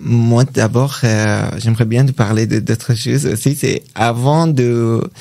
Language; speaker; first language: French; non-native, learner; Persian